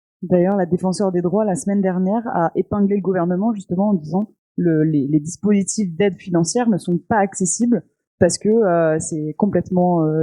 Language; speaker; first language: French; native; French